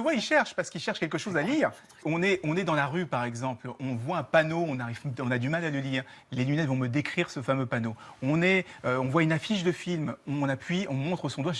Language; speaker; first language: French; native; French